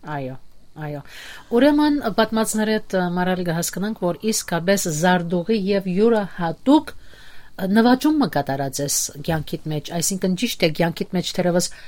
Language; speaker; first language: Armenian; early bilingual, heritage; Armenian